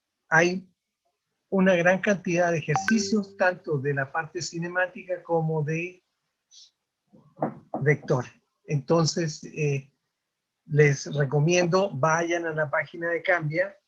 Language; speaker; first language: Spanish; native; Spanish